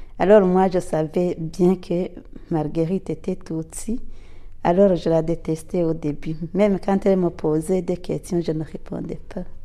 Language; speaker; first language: French; non-native, local second language; Rundi